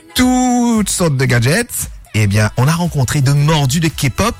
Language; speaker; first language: French; non-native, local second language; Morisyen